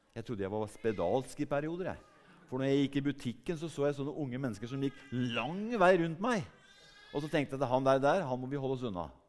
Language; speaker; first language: Norwegian; native; Norwegian